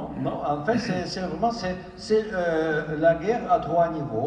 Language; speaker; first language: French; non-native, fluent; Ukrainian